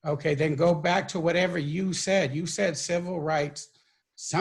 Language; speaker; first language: English; native; English